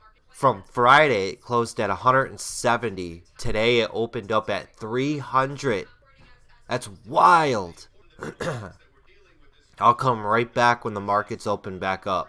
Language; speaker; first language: English; native; English